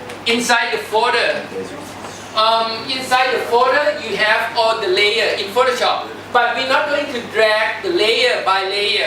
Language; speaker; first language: English; non-native, fluent; Thai